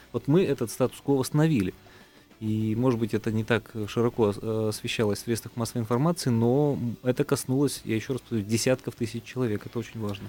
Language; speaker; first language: Russian; native; Russian